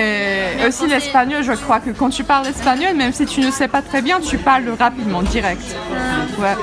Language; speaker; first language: French; non-native, fluent; Turkish